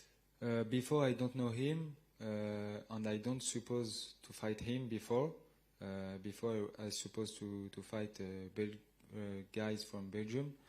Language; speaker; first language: English; non-native, learner; French